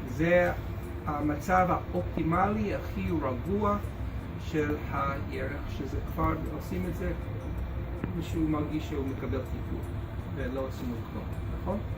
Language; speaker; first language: Hebrew; non-native, fluent; English